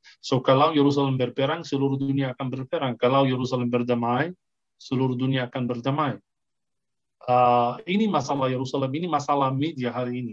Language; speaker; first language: Indonesian; non-native, fluent; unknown